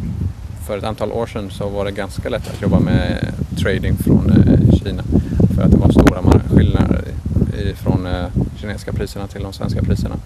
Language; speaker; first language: Swedish; native; Swedish